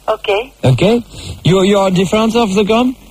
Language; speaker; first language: English; non-native, learner; French